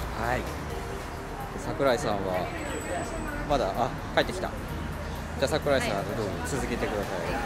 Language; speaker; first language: Japanese; native; Japanese